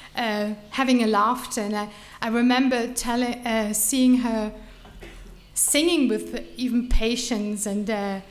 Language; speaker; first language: English; non-native, fluent; German